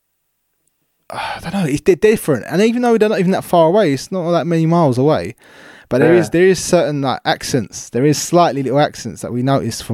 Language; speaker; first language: English; native; English